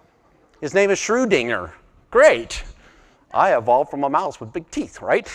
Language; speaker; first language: English; native; English